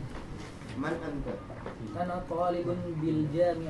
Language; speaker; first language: Arabic; non-native, learner; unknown